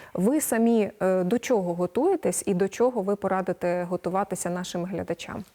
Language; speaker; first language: Ukrainian; native; Ukrainian